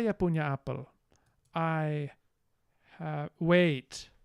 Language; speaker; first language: Indonesian; non-native, learner; English